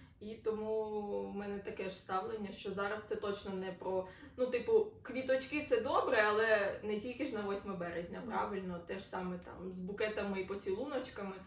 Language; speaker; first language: Ukrainian; non-native, local second language; Russian